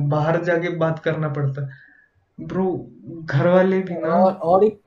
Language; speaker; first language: Hindi; native; Hindi